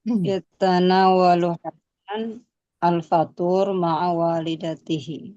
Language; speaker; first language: Arabic; non-native, learner; Indonesian